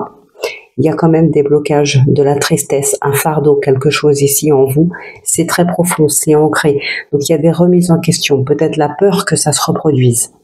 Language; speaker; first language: French; native; French